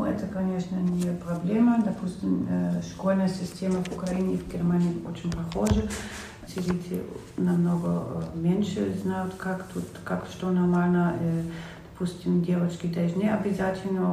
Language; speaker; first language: Russian; non-native, fluent; German